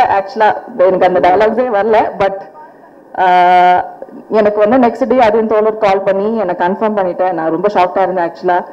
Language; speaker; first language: Tamil; non-native, fluent; Malayalam